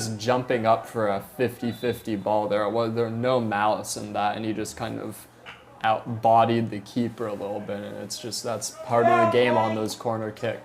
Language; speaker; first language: English; native; English